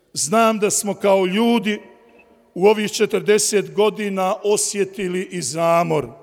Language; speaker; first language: Croatian; native; Croatian